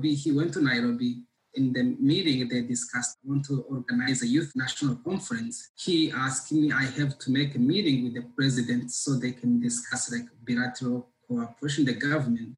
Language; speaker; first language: English; non-native, local second language; Kinyarwanda